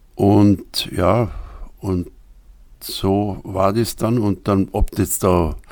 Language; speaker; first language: German; native; German